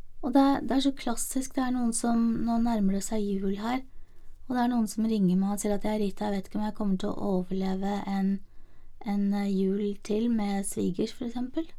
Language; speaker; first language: Norwegian; native; Norwegian